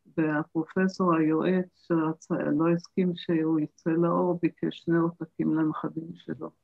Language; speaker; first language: Hebrew; early bilingual, other home language; German